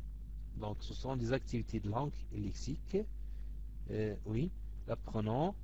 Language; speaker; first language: French; non-native, local second language; Arabic